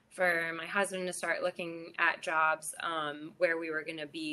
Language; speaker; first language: English; native; English